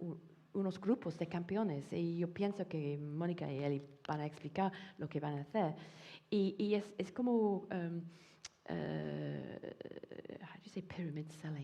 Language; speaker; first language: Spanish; non-native, fluent; English